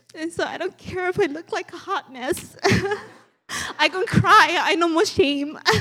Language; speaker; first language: English; native; English